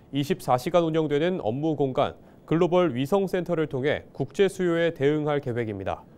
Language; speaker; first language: Korean; native; Korean